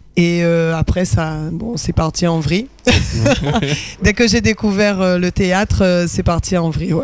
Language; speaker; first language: French; native; French